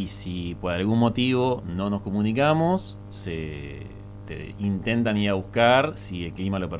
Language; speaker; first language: Spanish; native; Spanish